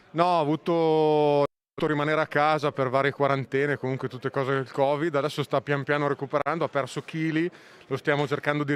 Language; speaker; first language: Italian; native; Italian